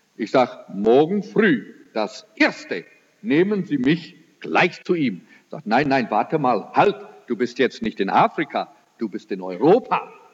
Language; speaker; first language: German; early bilingual, heritage; German